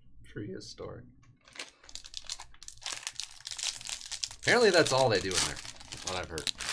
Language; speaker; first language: English; native; English